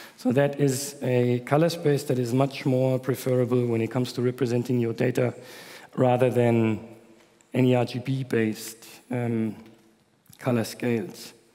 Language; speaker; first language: English; non-native, fluent; German